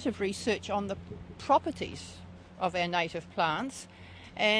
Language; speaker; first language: English; native; English